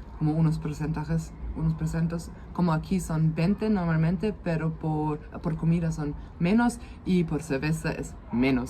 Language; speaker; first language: Spanish; non-native, fluent; German